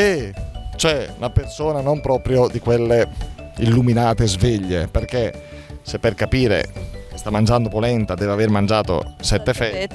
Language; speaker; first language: Italian; native; Italian